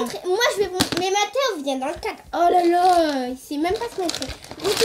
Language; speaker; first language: French; native; French